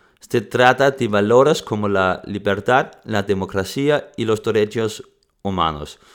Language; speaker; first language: Spanish; non-native, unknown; Danish